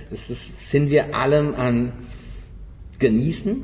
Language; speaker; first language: German; non-native, fluent; Spanish